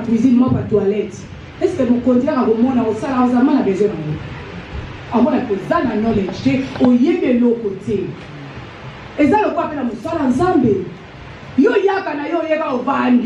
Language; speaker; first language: Lingala; native; Lingala